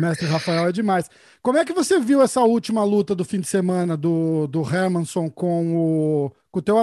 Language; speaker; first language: Portuguese; native; Portuguese